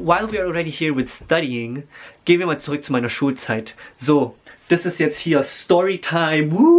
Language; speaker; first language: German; early bilingual, other home language; Filipino